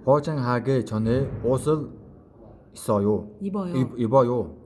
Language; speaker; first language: Korean; non-native, fluent; Mongolian